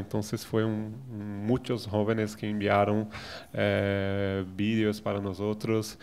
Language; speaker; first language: Spanish; non-native, fluent; Portuguese